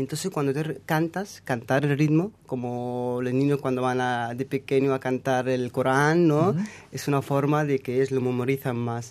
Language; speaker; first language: Spanish; non-native, fluent; Arabic